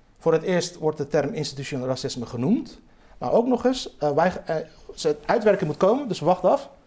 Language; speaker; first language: Dutch; early bilingual, other home language; Turkish